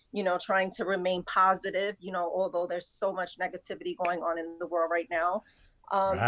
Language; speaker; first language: English; native; English